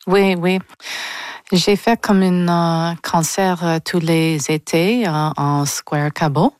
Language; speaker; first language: French; non-native, learner; English